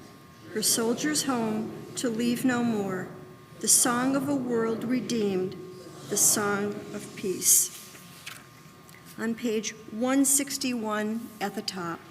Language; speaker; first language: English; native; English